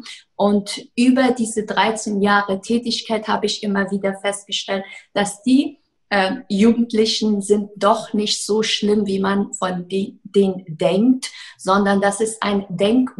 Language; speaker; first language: German; non-native, fluent; Persian